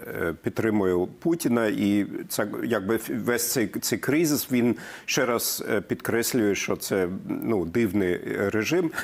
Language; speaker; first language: Ukrainian; non-native, fluent; German